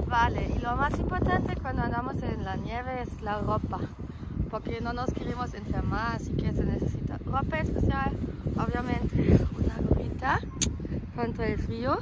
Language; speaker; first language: Spanish; non-native, fluent; German